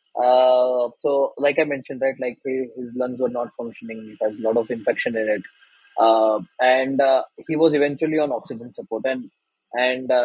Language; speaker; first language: English; non-native, local second language; Hindi